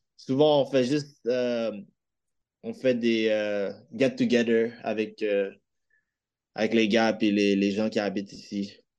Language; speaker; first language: French; native; French